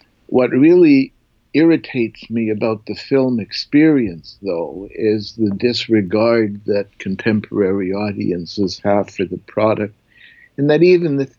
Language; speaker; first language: English; native; English